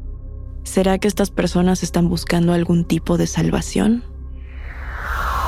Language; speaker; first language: Spanish; native; Spanish